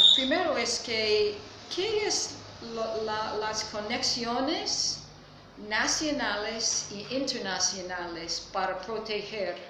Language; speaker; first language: Spanish; non-native, learner; English